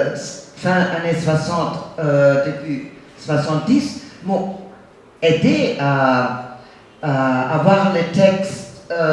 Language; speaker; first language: French; non-native, fluent; German